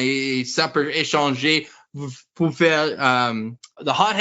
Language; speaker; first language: French; non-native, learner; English